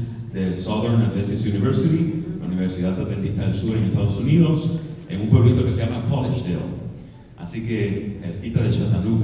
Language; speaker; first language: Spanish; native; Spanish